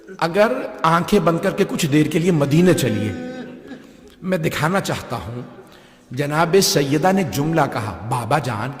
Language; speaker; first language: Urdu; native; Urdu